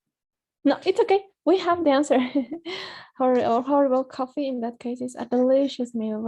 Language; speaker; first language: English; non-native, fluent; Spanish